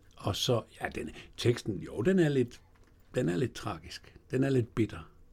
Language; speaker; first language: Danish; native; Danish